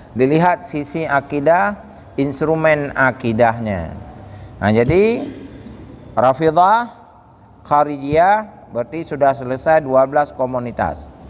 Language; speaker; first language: Malay; non-native, local second language; Achinese